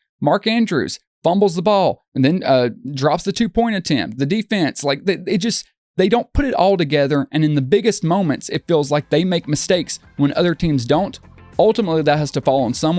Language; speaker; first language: English; native; English